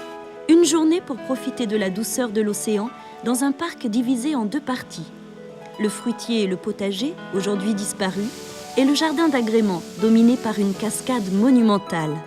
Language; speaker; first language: French; native; French